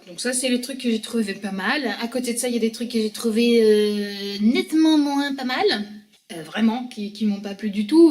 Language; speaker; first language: French; native; French